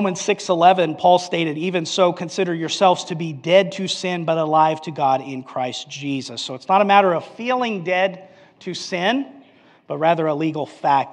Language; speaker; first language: English; native; English